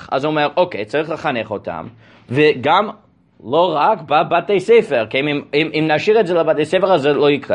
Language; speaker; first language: Hebrew; non-native, fluent; English